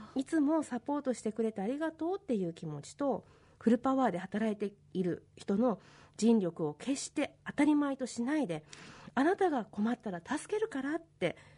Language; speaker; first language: Japanese; native; Japanese